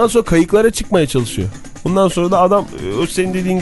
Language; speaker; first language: Turkish; native; Turkish